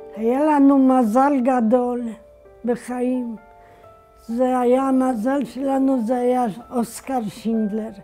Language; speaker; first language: Hebrew; non-native, fluent; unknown